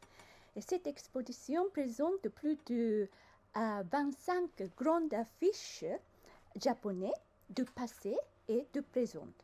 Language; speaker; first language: French; non-native, learner; Japanese